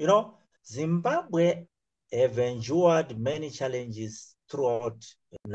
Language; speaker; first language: English; non-native, local second language; Shona